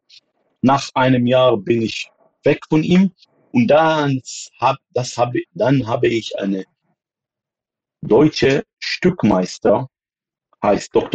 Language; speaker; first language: German; non-native, fluent; Hebrew